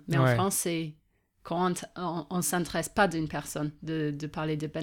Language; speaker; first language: French; non-native, fluent; English